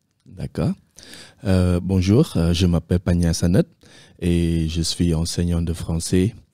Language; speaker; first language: French; non-native, fluent; Khmer